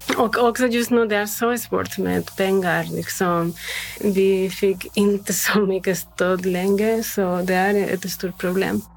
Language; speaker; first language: Swedish; non-native, fluent; Spanish